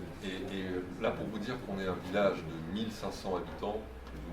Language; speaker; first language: French; native; French